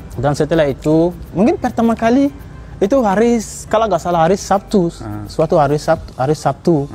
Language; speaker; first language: Indonesian; non-native, fluent; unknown